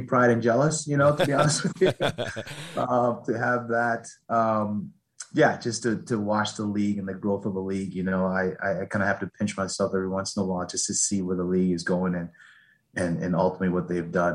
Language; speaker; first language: English; native; English